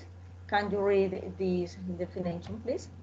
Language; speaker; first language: English; non-native, learner; Spanish